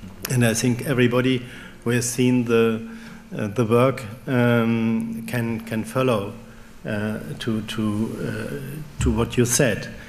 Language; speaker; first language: English; non-native, fluent; German